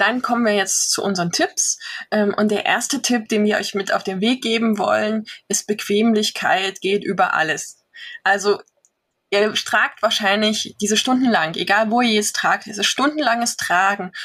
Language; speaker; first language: German; native; German